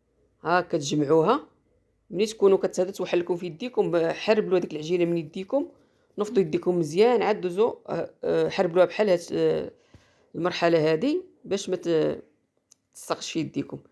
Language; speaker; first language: Arabic; native; Arabic